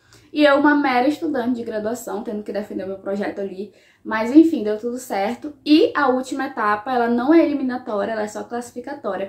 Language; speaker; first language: Portuguese; native; Portuguese